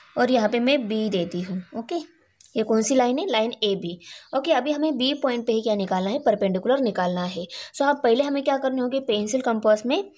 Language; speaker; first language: Hindi; non-native, local second language; Marathi